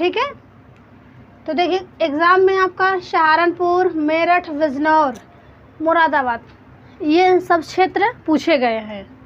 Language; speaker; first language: Hindi; native; Hindi